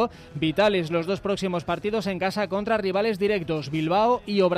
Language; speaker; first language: Spanish; native; Spanish